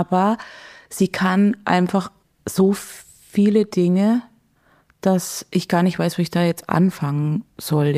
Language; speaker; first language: German; native; German